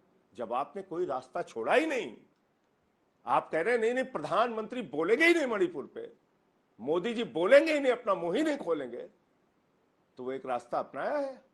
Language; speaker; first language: Hindi; native; Hindi